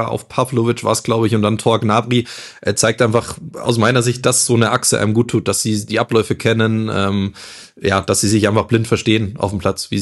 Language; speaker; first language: German; native; German